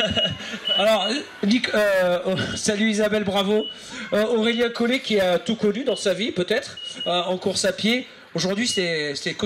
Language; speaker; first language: French; native; French